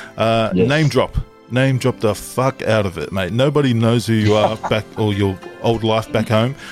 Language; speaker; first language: English; early bilingual, other home language; Tongan